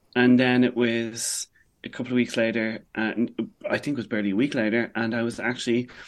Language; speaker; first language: English; native; English